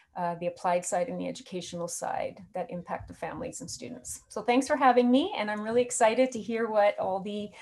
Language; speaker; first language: English; native; English